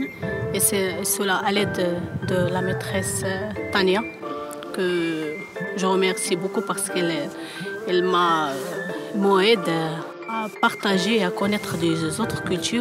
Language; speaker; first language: French; non-native, fluent; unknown